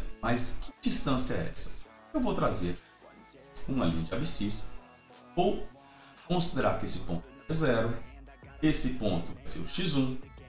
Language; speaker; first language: Portuguese; native; Portuguese